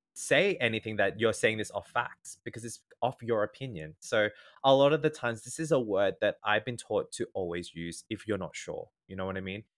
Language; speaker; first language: English; native; English